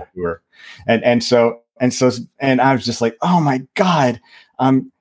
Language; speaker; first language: English; native; English